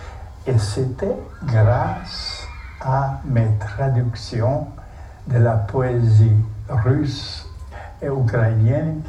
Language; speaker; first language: French; non-native, fluent; Czech